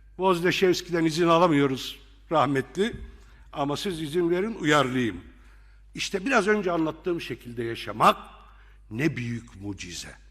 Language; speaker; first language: Turkish; non-native, local second language; Arabic